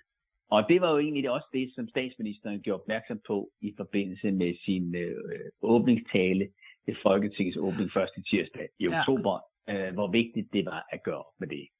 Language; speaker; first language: Danish; native; Danish